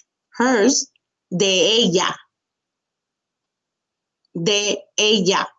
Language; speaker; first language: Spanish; non-native, fluent; English